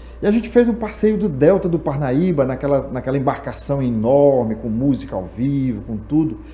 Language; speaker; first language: Portuguese; native; Portuguese